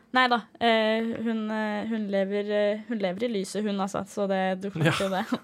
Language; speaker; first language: Norwegian; early bilingual, other home language; Danish